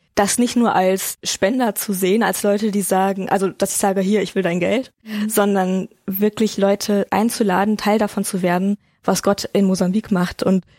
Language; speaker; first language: German; native; German